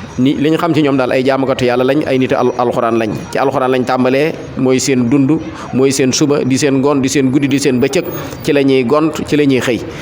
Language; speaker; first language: Wolof; native; Wolof